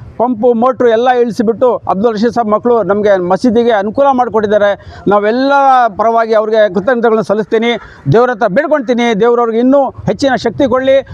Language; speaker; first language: Kannada; non-native, local second language; Urdu